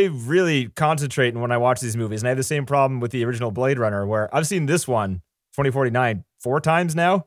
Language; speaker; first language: English; native; English